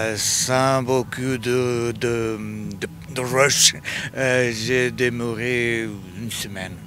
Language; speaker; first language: French; non-native, learner; Portuguese